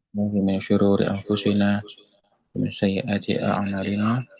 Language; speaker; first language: Arabic; non-native, fluent; Indonesian